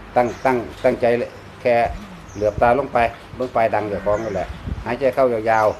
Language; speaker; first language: Thai; non-native, local second language; Northeastern Thai